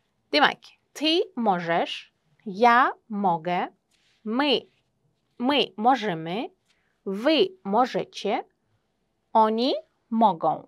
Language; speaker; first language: Polish; non-native, fluent; Uzbek